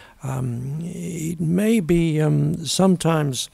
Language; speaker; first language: English; native; English